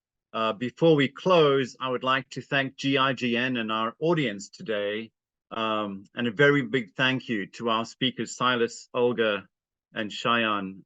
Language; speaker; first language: English; native; English